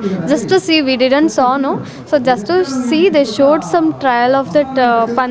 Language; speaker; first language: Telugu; non-native, learner; Kannada